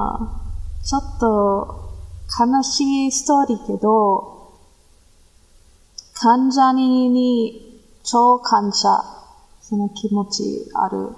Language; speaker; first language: Japanese; non-native, learner; English